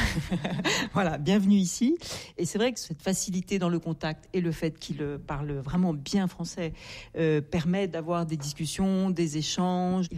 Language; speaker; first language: French; native; French